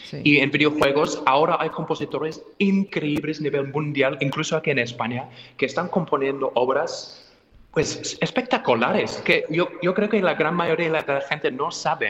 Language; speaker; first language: Spanish; non-native, fluent; English